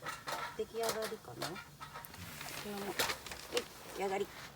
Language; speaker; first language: Japanese; native; Japanese